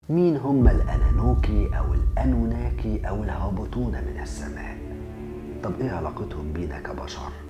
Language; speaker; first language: Arabic; native; Arabic